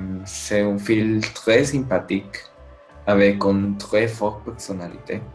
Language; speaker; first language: French; non-native, learner; Spanish